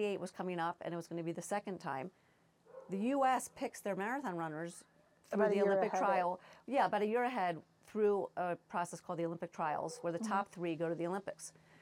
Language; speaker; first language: English; native; English